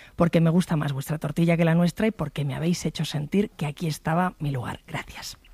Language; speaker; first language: Spanish; native; Spanish